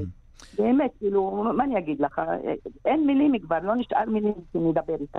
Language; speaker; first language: Hebrew; non-native, local second language; Arabic